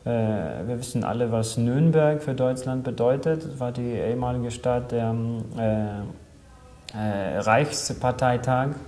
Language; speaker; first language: German; non-native, fluent; Greek